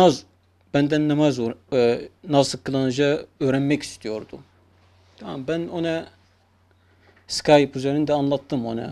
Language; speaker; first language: Turkish; non-native, fluent; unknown